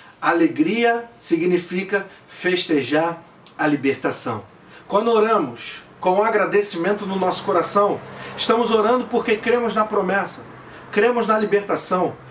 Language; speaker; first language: Portuguese; native; Portuguese